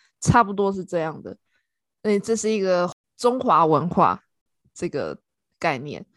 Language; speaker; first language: Chinese; native; Chinese